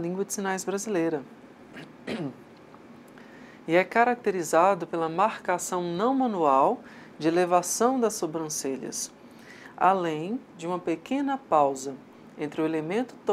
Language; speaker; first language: Portuguese; native; Portuguese